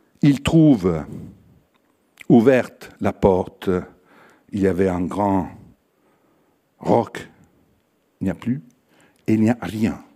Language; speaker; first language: French; non-native, fluent; Italian